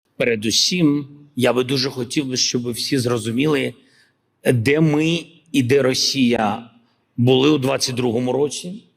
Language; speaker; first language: Ukrainian; non-native, local second language; Russian